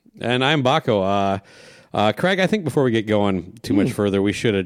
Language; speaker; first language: English; native; English